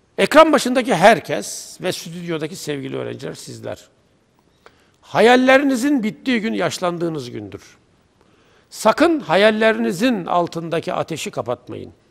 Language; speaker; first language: Turkish; native; Turkish